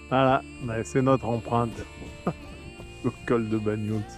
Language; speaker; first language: French; native; French